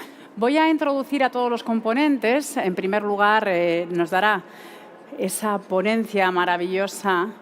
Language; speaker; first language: Spanish; native; Spanish